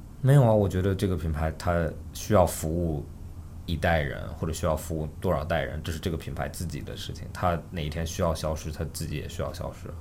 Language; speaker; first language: Chinese; early bilingual, heritage; Chinese